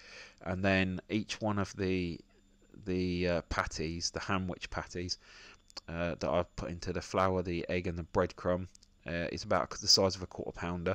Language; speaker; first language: English; native; English